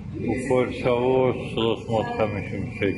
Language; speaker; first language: Hebrew; non-native, learner; Russian